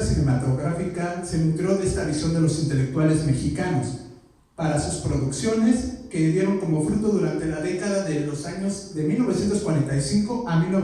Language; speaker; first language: Spanish; native; Spanish